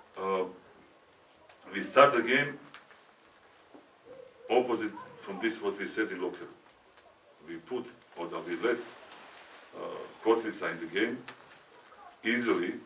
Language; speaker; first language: English; non-native, learner; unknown